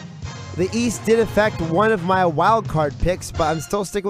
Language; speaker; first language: English; native; English